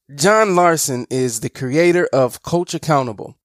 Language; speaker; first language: English; native; English